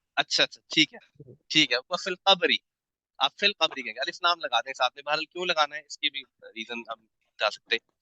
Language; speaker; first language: Urdu; native; Urdu